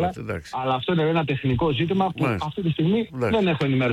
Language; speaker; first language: Greek; native; Greek